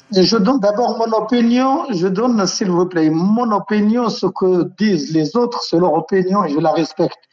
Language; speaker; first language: French; non-native, local second language; Arabic